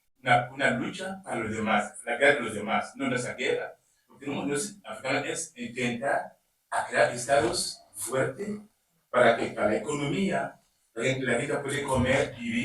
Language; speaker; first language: Spanish; non-native, learner; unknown